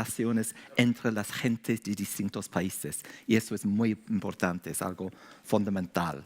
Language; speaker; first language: Spanish; non-native, fluent; English